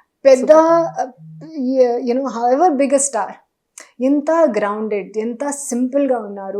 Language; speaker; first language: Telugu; non-native, learner; Hindi